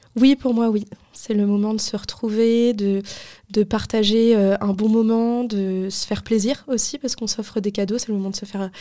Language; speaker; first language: French; native; French